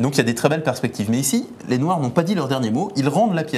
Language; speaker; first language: French; native; French